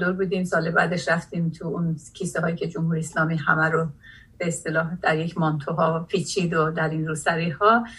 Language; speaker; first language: Persian; non-native, local second language; Azerbaijani